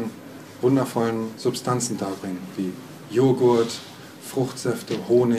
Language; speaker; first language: German; native; German